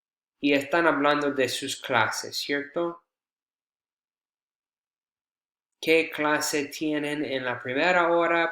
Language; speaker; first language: Spanish; non-native, fluent; English